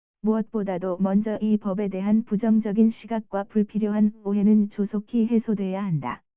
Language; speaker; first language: Korean; native; Korean